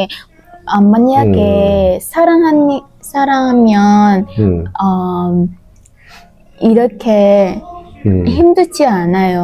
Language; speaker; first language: Korean; non-native, learner; Hmong